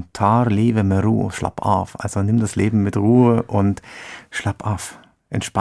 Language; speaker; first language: German; native; German